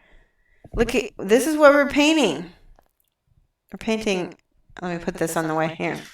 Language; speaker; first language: English; native; English